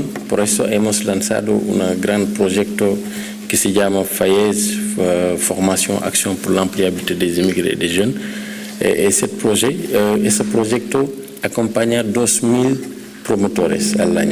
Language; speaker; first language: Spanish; non-native, fluent; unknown